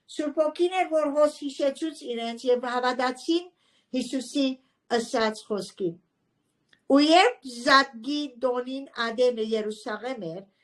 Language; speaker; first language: Armenian; early bilingual, heritage; Armenian